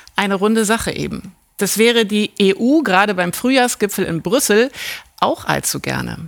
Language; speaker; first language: German; native; German